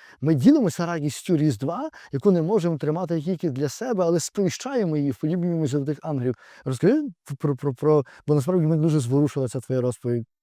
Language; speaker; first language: Ukrainian; native; Ukrainian